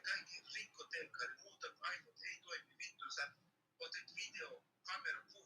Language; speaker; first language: Finnish; non-native, learner; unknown